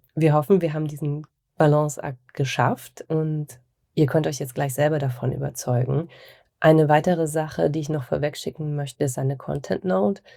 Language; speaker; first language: German; native; German